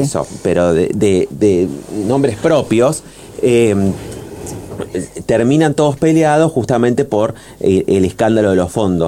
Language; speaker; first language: Spanish; native; Spanish